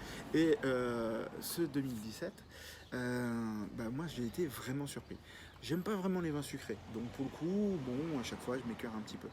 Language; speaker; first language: French; native; French